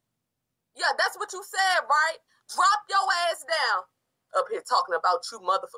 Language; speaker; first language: English; native; English